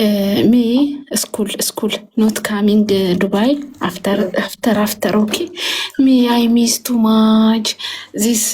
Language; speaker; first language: English; non-native, learner; Amharic